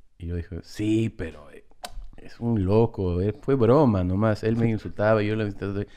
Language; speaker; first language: Spanish; non-native, fluent; English